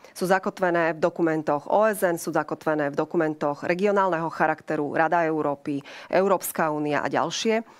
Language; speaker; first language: Slovak; native; Slovak